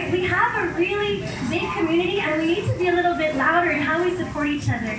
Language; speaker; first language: English; native; English